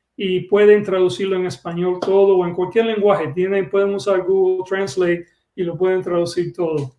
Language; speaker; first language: Spanish; early bilingual, other home language; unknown